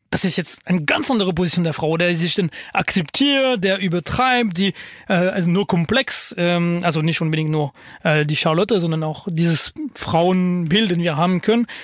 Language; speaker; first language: German; non-native, fluent; French